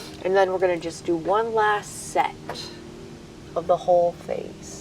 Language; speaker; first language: English; native; English